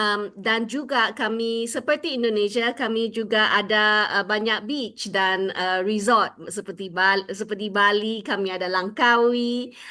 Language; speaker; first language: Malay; non-native, local second language; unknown